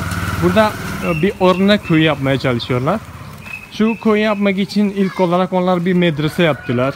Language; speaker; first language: Turkish; non-native, fluent; Malayalam